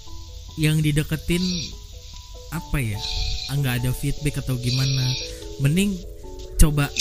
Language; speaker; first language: Indonesian; native; Indonesian